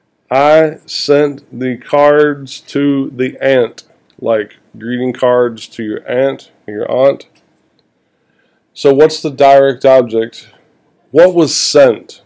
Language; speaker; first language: English; native; English